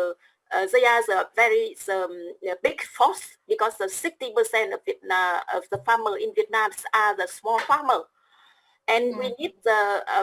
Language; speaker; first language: English; non-native, learner; Vietnamese